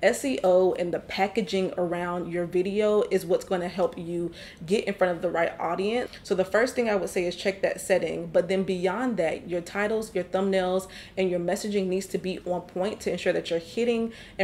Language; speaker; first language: English; native; English